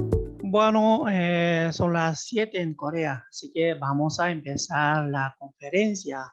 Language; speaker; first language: Spanish; non-native, fluent; Korean